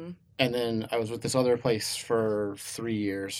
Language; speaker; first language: English; native; English